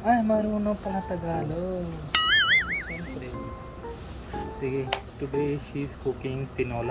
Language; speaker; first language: Filipino; non-native, learner; Punjabi